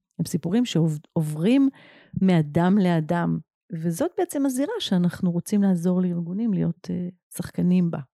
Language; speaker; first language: Hebrew; native; Hebrew